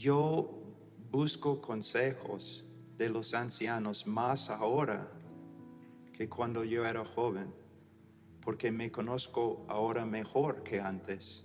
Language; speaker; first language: Spanish; non-native, fluent; English